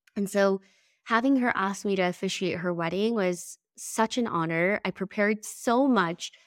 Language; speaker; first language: English; early bilingual, other home language; Spanish